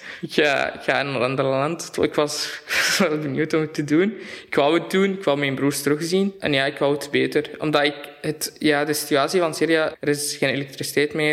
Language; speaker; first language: Dutch; non-native, fluent; Arabic